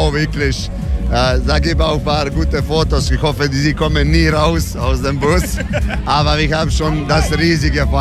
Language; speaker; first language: German; non-native, fluent; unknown